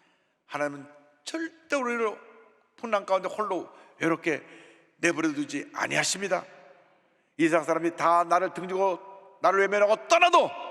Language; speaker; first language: Korean; native; Korean